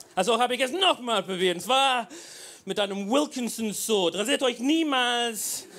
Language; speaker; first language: German; non-native, fluent; English